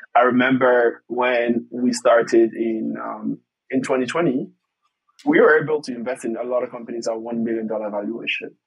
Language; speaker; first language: English; non-native, fluent; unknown